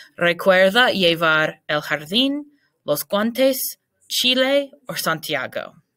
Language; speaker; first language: Spanish; non-native, fluent; English